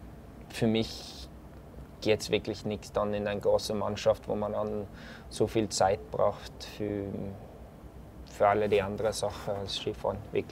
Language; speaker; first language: German; non-native, fluent; Norwegian